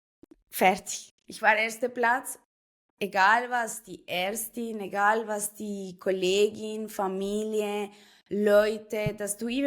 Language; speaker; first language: German; non-native, fluent; Spanish